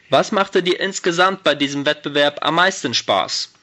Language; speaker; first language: German; native; German